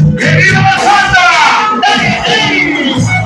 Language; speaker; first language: Spanish; native; Spanish